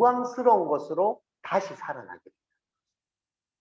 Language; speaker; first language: Korean; native; Korean